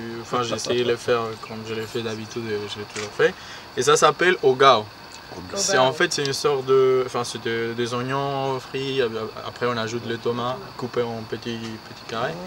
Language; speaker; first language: French; non-native, learner; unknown